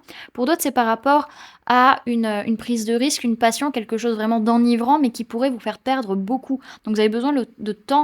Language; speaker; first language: French; native; French